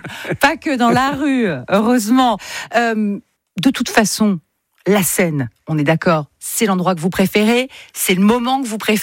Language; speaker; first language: French; native; French